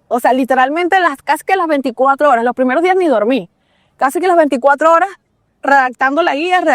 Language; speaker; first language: Spanish; native; Spanish